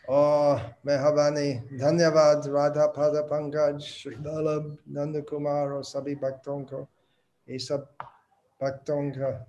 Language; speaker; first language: Hindi; non-native, local second language; Bangla